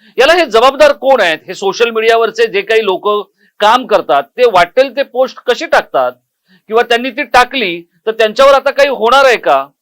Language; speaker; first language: Marathi; native; Marathi